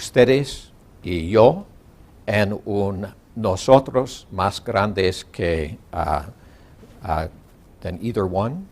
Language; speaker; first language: Spanish; non-native, learner; English